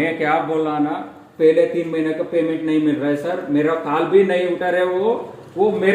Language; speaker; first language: Hindi; non-native, local second language; Kannada